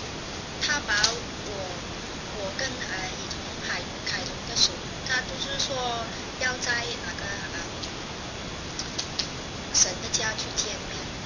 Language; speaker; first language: Chinese; non-native, fluent; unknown